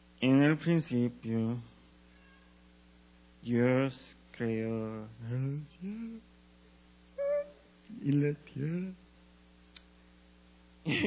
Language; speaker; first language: Spanish; non-native, learner; English